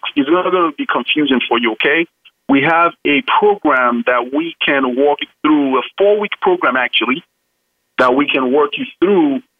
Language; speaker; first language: English; non-native, local second language; Yoruba